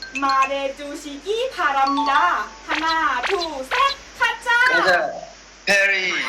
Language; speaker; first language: Korean; non-native, learner; Thai